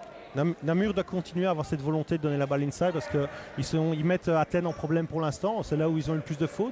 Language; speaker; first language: French; native; French